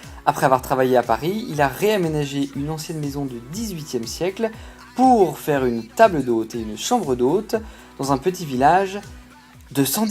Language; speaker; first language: French; native; French